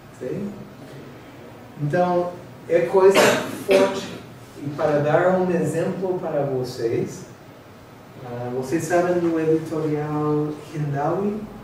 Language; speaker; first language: Portuguese; non-native, fluent; English